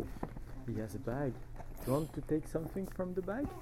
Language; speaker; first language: English; non-native, fluent; French